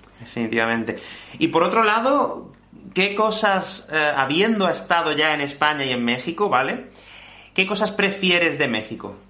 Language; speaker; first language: Spanish; native; Spanish